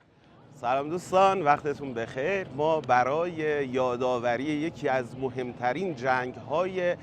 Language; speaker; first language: Persian; native; Persian